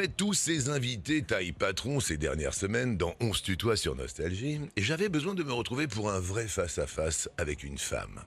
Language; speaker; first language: French; native; French